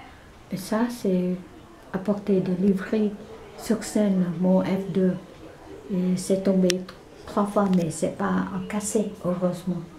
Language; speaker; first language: French; non-native, fluent; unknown